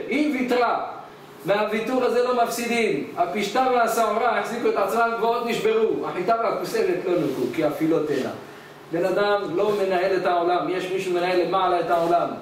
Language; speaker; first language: Hebrew; native; Hebrew